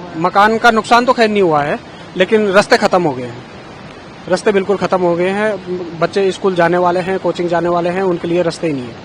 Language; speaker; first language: Hindi; native; Hindi